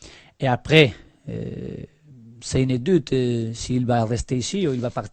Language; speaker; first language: French; non-native, learner; Spanish